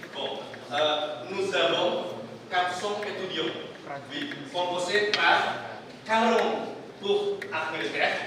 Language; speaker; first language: French; non-native, learner; Indonesian